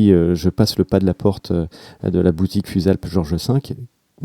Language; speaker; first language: French; native; French